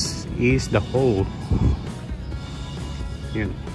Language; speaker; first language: English; non-native, local second language; Filipino